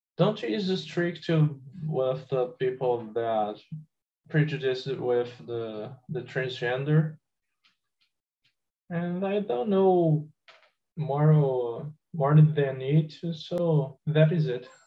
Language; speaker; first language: English; non-native, learner; Portuguese